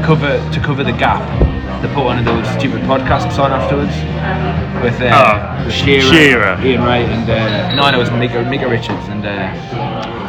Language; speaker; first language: English; native; English